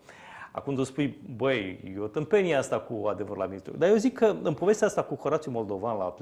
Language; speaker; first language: Romanian; native; Romanian